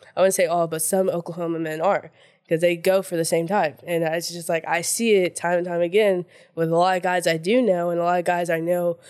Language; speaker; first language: English; early bilingual, other home language; Haitian Creole